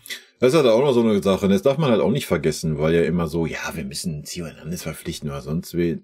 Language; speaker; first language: German; native; German